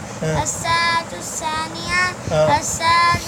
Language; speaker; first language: Arabic; non-native, learner; Urdu